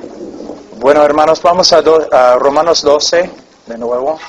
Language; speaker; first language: Spanish; non-native, fluent; English